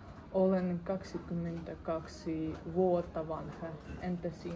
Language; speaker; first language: Finnish; non-native, learner; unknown